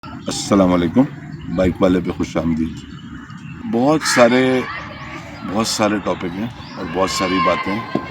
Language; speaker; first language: Urdu; native; Urdu